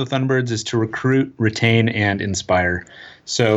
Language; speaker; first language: English; native; English